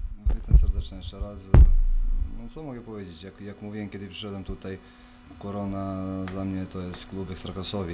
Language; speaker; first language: Polish; non-native, fluent; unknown